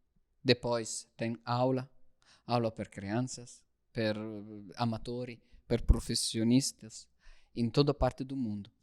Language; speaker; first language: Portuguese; non-native, learner; Italian